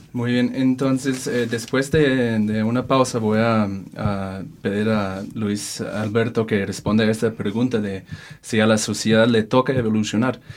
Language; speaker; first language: Spanish; non-native, fluent; English